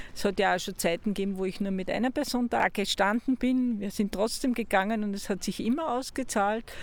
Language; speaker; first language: German; native; German